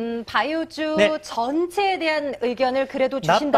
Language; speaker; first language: Korean; native; Korean